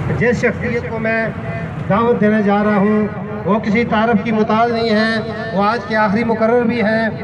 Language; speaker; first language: Urdu; non-native, local second language; Pahari-Potwari